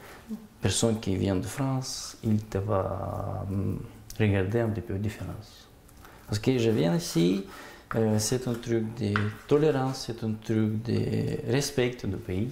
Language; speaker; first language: French; non-native, learner; Gagauz